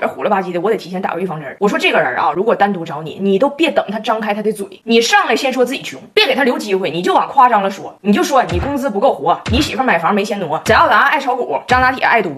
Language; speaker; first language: Chinese; native; Chinese